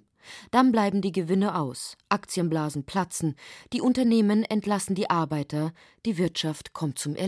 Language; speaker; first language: German; native; German